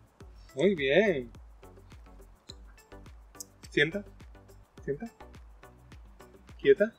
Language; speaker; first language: Spanish; native; Spanish